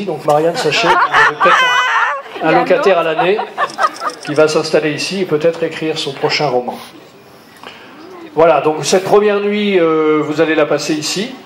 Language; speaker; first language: French; native; French